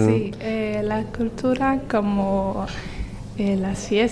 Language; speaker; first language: Spanish; non-native, learner; Somali